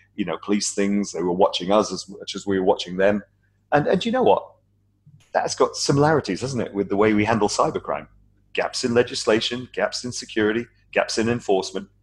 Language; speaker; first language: English; native; English